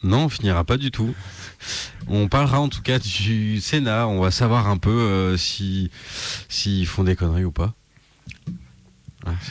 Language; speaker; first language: French; native; French